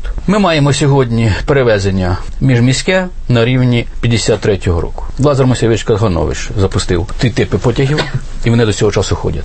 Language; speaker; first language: Ukrainian; native; Ukrainian